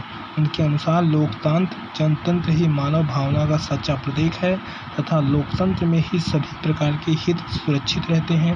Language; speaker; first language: Hindi; native; Hindi